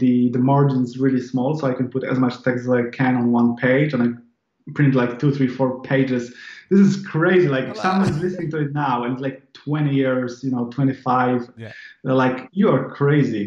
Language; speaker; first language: English; non-native, fluent; Polish